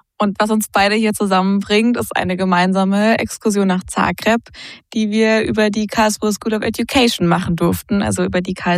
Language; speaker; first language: German; native; German